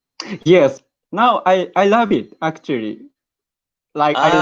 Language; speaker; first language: English; non-native, learner; Japanese